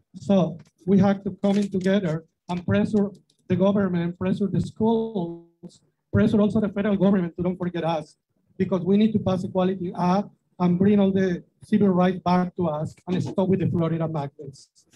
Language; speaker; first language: English; non-native, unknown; Spanish